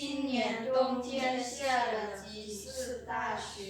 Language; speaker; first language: Chinese; non-native, learner; Lao